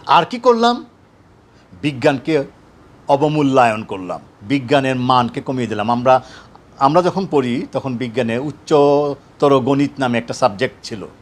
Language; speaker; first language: Bangla; native; Bangla